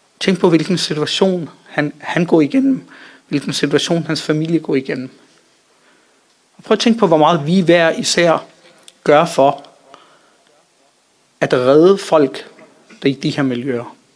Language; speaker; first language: Danish; early bilingual, other home language; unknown